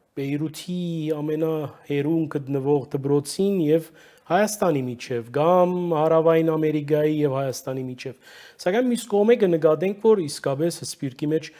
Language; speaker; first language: Armenian; early bilingual, heritage; Armenian